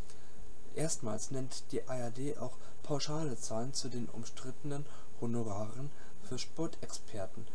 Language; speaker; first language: German; native; German